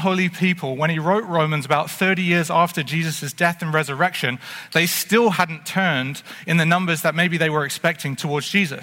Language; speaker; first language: English; native; English